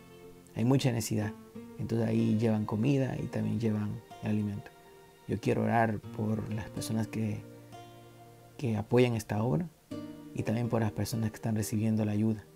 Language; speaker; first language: Spanish; native; Spanish